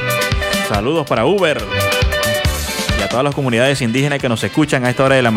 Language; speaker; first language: Spanish; native; Spanish